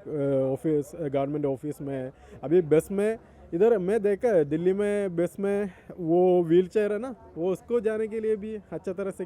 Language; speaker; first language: Hindi; non-native, local second language; Malayalam